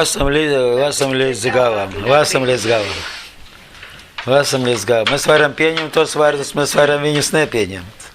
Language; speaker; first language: Latvian; non-native, learner; Russian